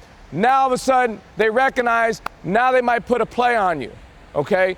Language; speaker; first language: English; native; English